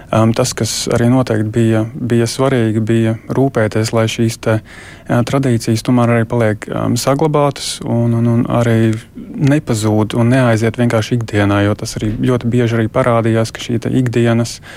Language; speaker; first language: Latvian; early bilingual, other home language; Portuguese